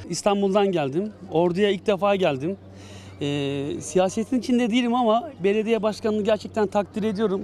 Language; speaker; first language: Turkish; native; Turkish